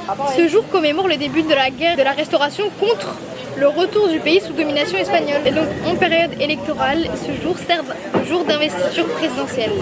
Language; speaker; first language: French; native; French